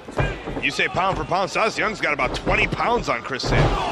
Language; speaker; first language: English; native; English